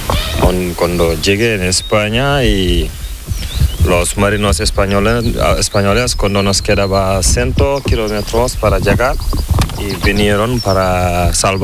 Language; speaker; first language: Spanish; non-native, learner; Fula